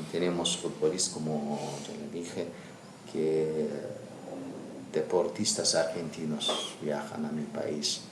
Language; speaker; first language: Spanish; non-native, learner; Azerbaijani